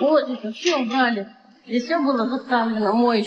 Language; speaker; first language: Russian; native; Russian